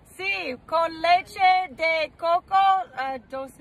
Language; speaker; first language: Spanish; non-native, learner; English